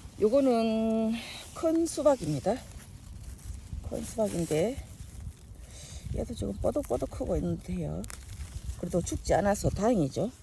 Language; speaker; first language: Korean; native; Korean